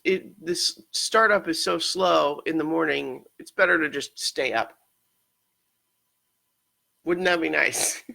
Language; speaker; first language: English; native; English